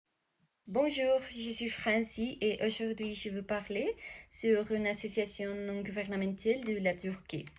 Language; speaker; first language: French; non-native, learner; Spanish